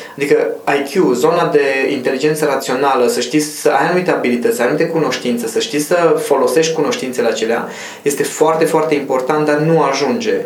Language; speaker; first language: Romanian; non-native, local second language; Hungarian